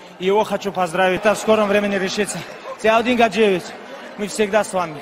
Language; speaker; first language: Russian; non-native, local second language; Avaric